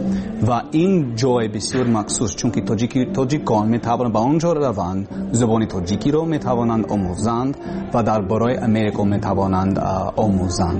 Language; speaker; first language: Persian; non-native, learner; English